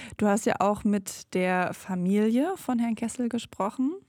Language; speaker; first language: German; native; German